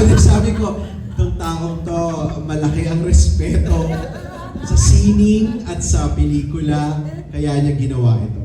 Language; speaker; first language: Filipino; native; Filipino